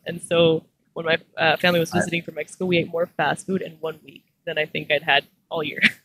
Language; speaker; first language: English; early bilingual, other home language; Spanish